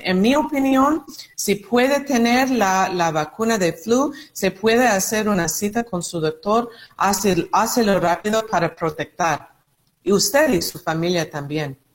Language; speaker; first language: Spanish; non-native, learner; English